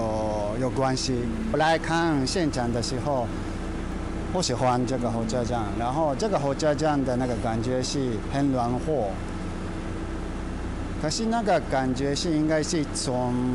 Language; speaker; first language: Chinese; non-native, fluent; Japanese